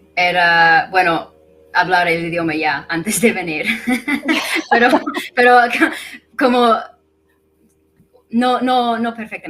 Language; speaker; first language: Spanish; non-native, fluent; English